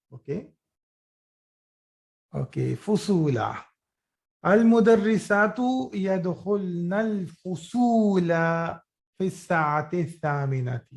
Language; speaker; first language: Arabic; non-native, fluent; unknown